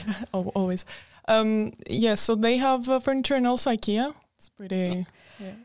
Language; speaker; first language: English; non-native, fluent; Greek